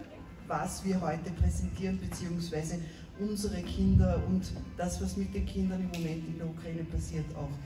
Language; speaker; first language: German; non-native, fluent; Ukrainian